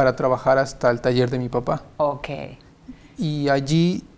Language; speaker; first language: Spanish; native; Spanish